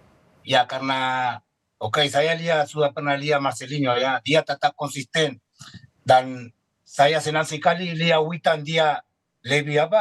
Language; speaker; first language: Indonesian; non-native, fluent; Spanish